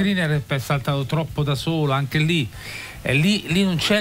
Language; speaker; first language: Italian; native; Italian